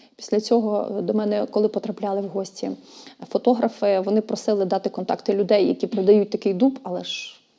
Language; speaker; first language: Ukrainian; native; Ukrainian